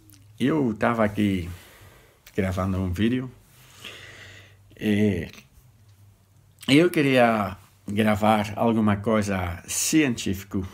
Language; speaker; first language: Portuguese; non-native, fluent; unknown